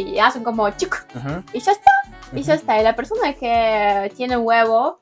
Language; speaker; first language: Spanish; non-native, learner; Ukrainian